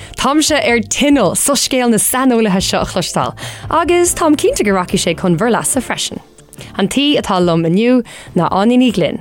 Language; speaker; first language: Irish; non-native, local second language; English